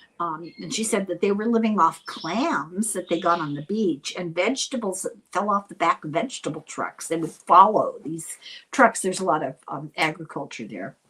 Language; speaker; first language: English; native; English